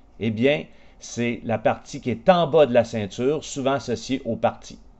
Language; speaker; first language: French; native; French